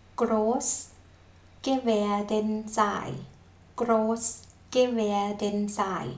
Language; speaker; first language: German; non-native, fluent; Thai